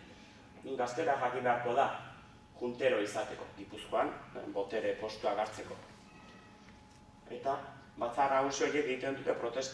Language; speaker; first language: Basque; native; Basque